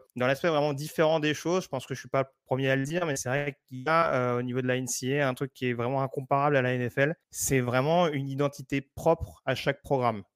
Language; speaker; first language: French; native; French